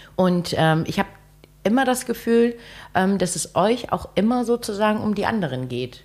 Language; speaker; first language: German; early bilingual, other home language; Turkish